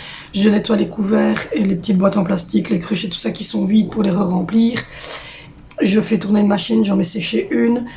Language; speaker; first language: French; native; French